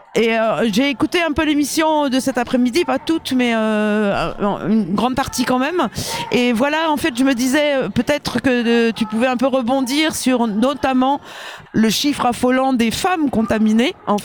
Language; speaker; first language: French; native; French